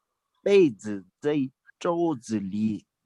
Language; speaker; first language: Chinese; non-native, fluent; Urdu